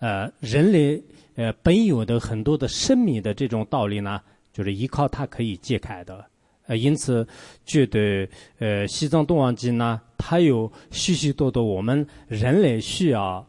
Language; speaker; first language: Chinese; non-native, local second language; Tibetan